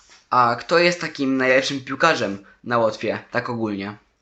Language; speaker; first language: Polish; native; Polish